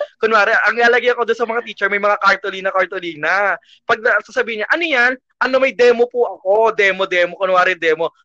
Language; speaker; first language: Filipino; native; Filipino